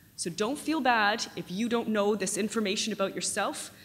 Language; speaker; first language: English; native; English